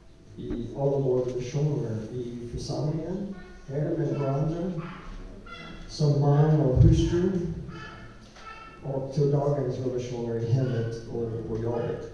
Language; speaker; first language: Swedish; non-native, learner; English